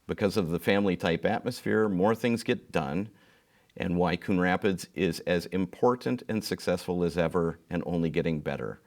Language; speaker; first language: English; native; English